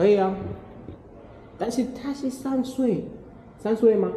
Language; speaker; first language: Chinese; non-native, learner; Shona